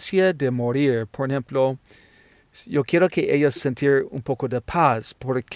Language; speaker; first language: Spanish; non-native, learner; English